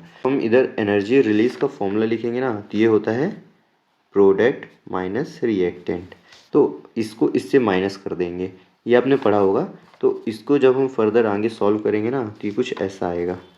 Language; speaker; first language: Hindi; native; Hindi